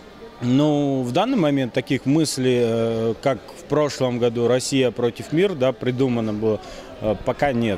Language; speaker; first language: Russian; native; Russian